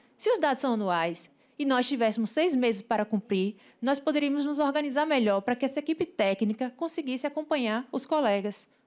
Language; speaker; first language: Portuguese; native; Portuguese